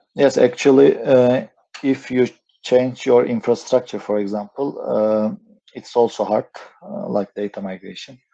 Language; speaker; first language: English; non-native, fluent; Turkish